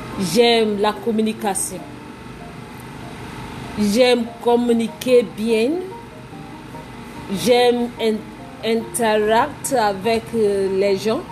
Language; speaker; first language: French; non-native, fluent; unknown